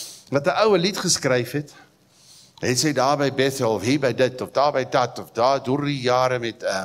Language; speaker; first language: Afrikaans; native; Afrikaans